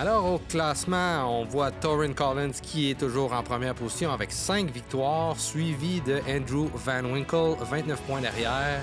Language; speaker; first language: French; native; French